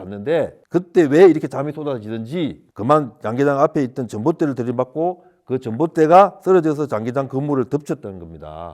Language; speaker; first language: Korean; native; Korean